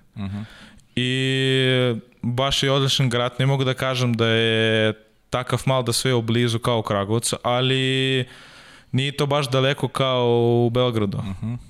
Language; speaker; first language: Serbian; non-native, learner; Russian